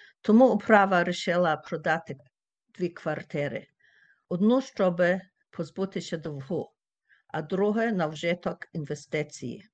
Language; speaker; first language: Ukrainian; early bilingual, heritage; Ukrainian